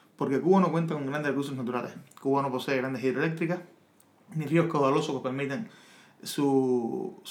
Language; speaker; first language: Spanish; native; Spanish